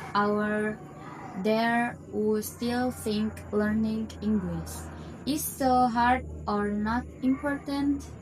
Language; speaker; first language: English; non-native, learner; Indonesian